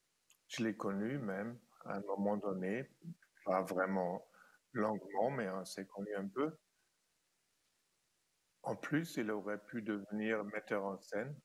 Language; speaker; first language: French; non-native, fluent; German